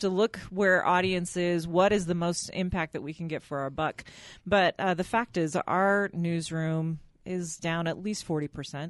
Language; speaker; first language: English; native; English